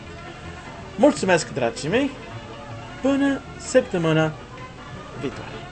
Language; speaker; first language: Romanian; non-native, learner; Portuguese